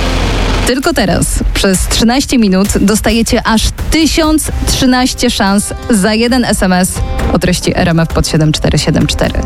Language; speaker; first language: Polish; native; Polish